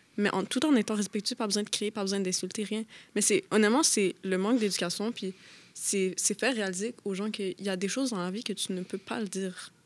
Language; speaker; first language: French; native; French